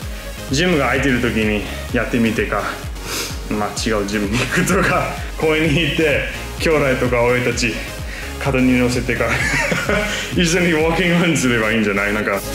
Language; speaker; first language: Japanese; non-native, fluent; English